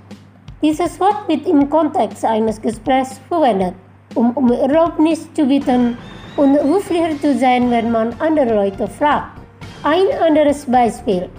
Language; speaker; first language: German; non-native, fluent; Indonesian